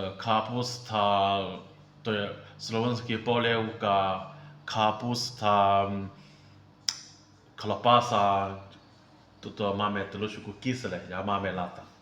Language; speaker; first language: Slovak; non-native, learner; Chinese